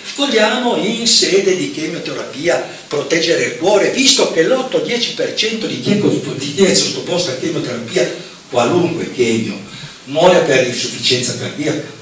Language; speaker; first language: Italian; native; Italian